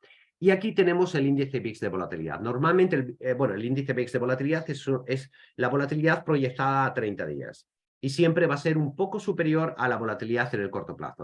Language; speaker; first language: Spanish; native; Spanish